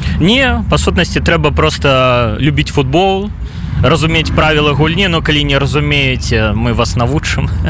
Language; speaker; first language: Belarusian; non-native, local second language; Russian